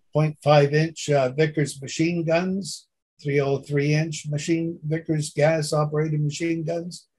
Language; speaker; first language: English; native; English